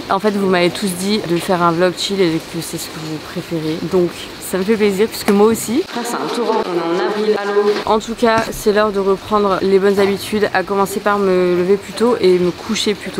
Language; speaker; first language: French; native; French